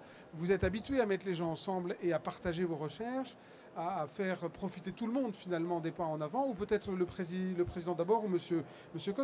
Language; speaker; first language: French; native; French